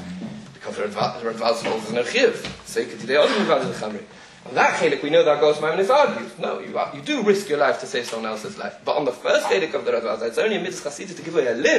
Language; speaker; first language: English; native; English